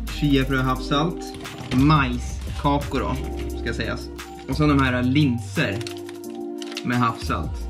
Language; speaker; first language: Swedish; early bilingual, other home language; Estonian